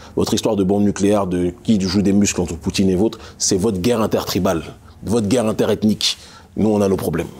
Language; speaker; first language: French; native; French